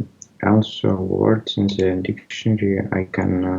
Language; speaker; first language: English; non-native, learner; Russian